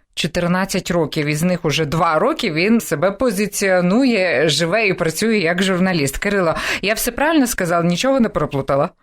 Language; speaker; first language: Ukrainian; native; Ukrainian